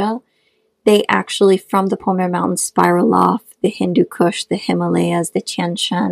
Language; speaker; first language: English; non-native, fluent; Shughni